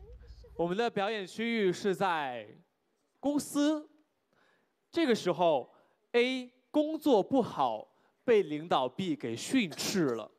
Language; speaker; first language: Chinese; native; Chinese